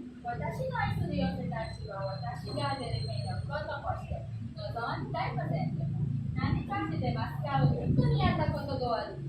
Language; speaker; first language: Japanese; non-native, learner; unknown